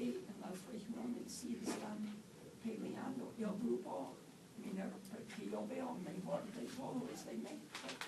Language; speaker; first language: Spanish; non-native, fluent; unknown